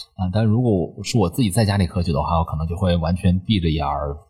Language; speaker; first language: Chinese; native; Chinese